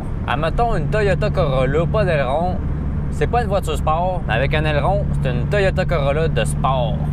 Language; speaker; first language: French; native; French